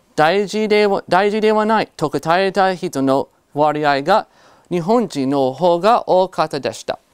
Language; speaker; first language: Japanese; non-native, fluent; English